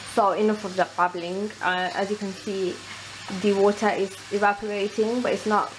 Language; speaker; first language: English; early bilingual, other home language; Hindi